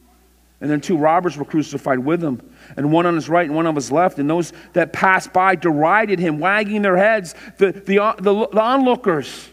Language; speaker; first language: English; native; English